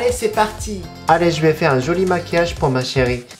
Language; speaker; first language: French; non-native, fluent; Japanese